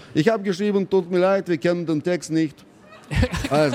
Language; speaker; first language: German; non-native, fluent; Russian